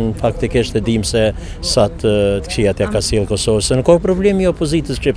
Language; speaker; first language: Albanian; native; Albanian